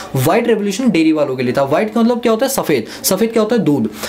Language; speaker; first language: Hindi; native; Hindi